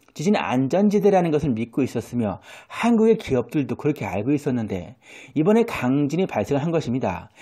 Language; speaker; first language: Korean; native; Korean